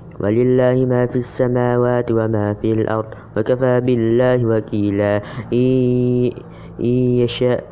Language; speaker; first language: Arabic; non-native, learner; Indonesian